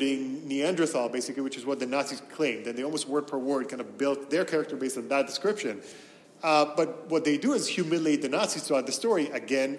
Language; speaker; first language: English; non-native, fluent; Hebrew